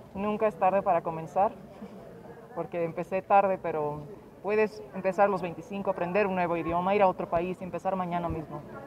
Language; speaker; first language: Spanish; non-native, fluent; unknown